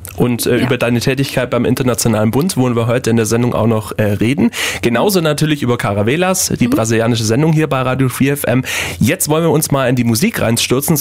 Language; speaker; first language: German; native; German